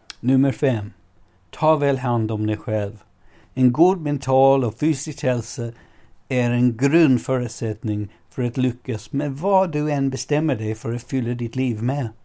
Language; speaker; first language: Swedish; non-native, fluent; English